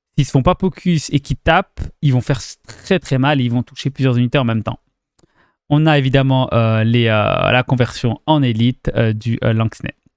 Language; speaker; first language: French; native; French